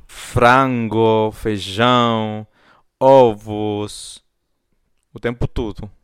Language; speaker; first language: Portuguese; non-native, fluent; Spanish